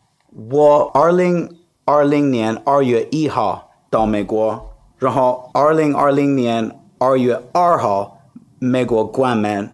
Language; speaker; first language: Chinese; non-native, fluent; English